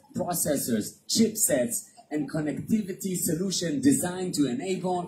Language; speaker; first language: English; non-native, fluent; Hebrew